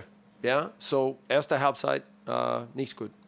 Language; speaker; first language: German; non-native, learner; English